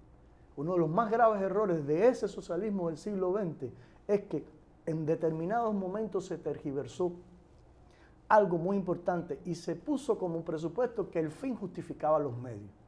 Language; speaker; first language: Spanish; native; Spanish